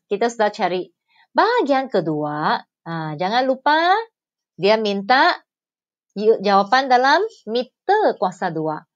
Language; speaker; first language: Malay; non-native, local second language; Chinese